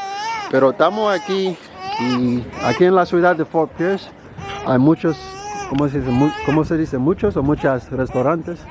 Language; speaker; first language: Spanish; non-native, learner; Haitian Creole